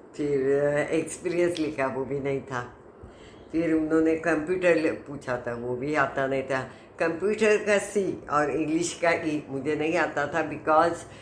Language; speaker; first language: Hindi; non-native, local second language; Marathi